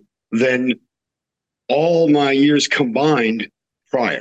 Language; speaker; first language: English; native; English